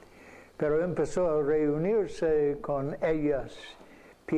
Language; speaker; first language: Spanish; non-native, fluent; English